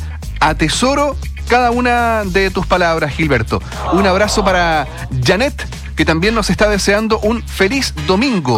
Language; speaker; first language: Spanish; native; Spanish